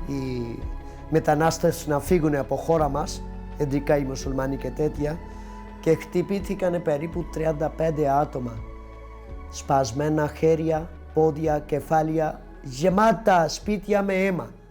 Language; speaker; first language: Greek; non-native, learner; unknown